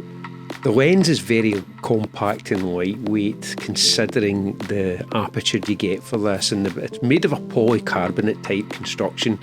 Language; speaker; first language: English; native; English